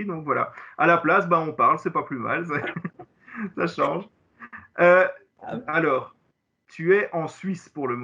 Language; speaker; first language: French; native; French